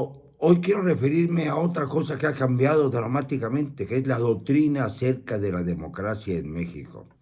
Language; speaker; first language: Spanish; native; Spanish